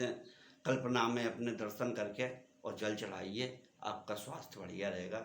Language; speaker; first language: Hindi; native; Hindi